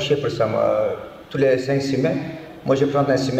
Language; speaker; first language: French; non-native, learner; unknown